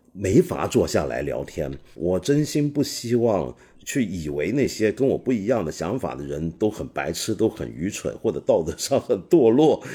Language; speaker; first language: Chinese; non-native, local second language; Cantonese